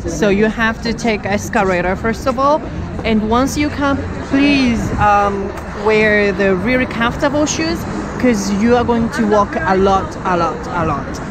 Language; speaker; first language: English; non-native, fluent; Japanese